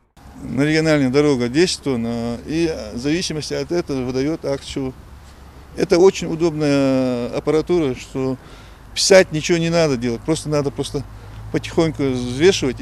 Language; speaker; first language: Russian; non-native, local second language; Ingush